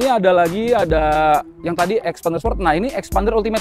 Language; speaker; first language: Indonesian; native; Indonesian